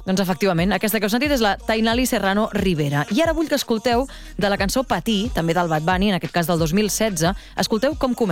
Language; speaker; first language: Catalan; native; Catalan